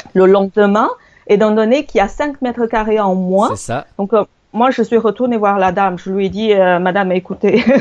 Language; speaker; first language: French; non-native, fluent; Chinese